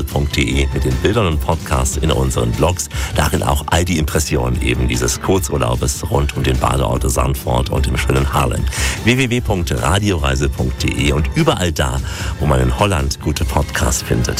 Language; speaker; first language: German; native; German